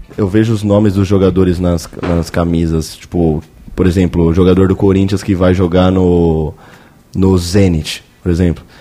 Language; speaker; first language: Portuguese; native; Portuguese